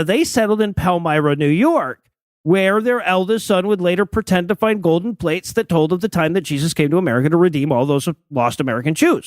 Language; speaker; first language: English; native; English